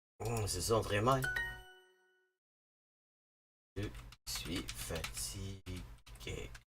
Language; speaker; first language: French; non-native, learner; English